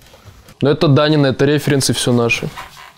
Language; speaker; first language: Russian; native; Russian